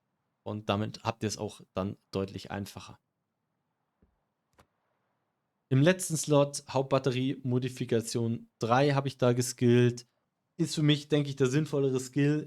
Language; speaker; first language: German; native; German